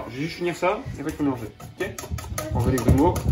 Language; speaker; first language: French; native; French